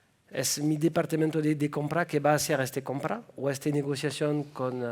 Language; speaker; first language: Spanish; non-native, fluent; French